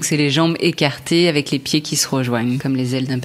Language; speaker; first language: French; native; French